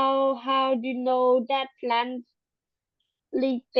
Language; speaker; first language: English; non-native, learner; Thai